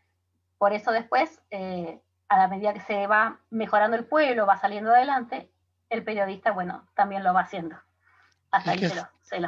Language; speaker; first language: Spanish; native; Spanish